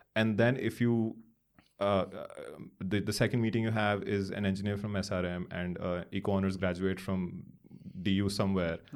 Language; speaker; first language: English; non-native, local second language; Hindi